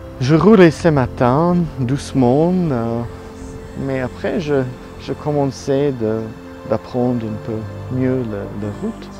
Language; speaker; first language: French; non-native, learner; Italian